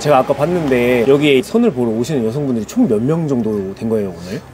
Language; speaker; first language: Korean; native; Korean